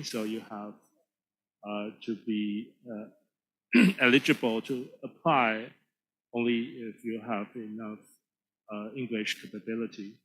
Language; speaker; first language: English; non-native, fluent; Chinese